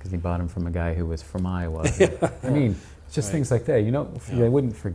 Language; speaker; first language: English; native; English